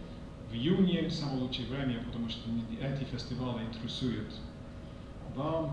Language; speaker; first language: Russian; non-native, fluent; English